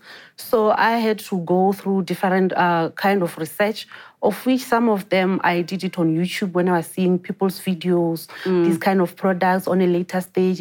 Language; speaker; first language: English; non-native, local second language; Venda